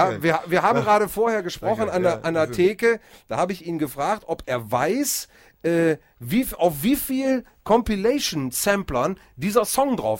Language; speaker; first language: German; native; German